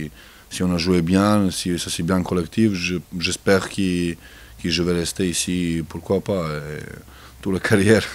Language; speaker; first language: French; non-native, learner; Serbian